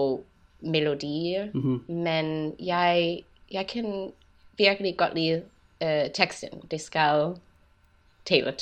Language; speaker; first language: Danish; non-native, learner; English